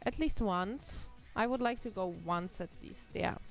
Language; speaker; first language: English; non-native, fluent; Czech